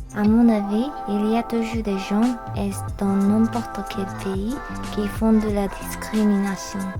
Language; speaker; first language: French; non-native, learner; Japanese